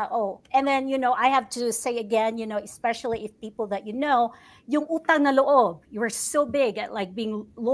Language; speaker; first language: English; non-native, local second language; Cebuano